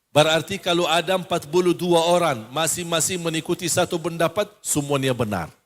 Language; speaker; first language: Malay; non-native, fluent; Arabic